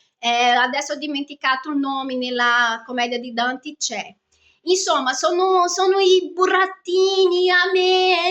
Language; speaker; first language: Italian; non-native, fluent; Portuguese